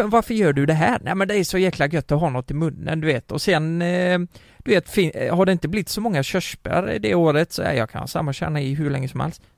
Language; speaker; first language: Swedish; native; Swedish